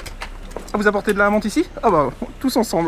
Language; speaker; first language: French; native; French